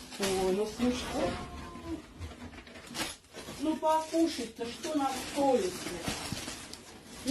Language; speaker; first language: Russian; non-native, learner; Turkish